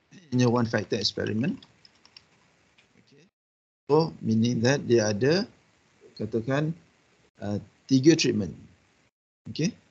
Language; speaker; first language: English; non-native, local second language; Malay